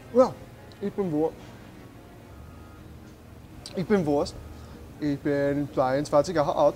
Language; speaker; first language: German; non-native, learner; English